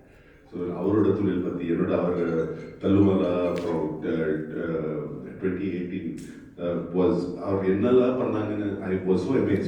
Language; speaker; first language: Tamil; non-native, fluent; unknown